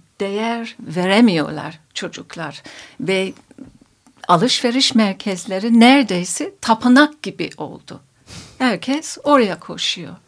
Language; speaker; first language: Turkish; non-native, fluent; English